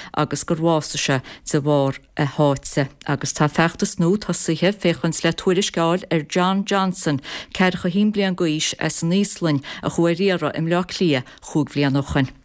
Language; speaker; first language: Irish; native; Irish